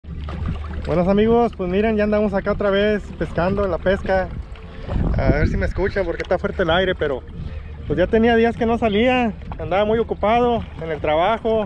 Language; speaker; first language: Spanish; native; Spanish